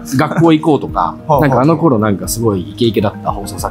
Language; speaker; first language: Japanese; native; Japanese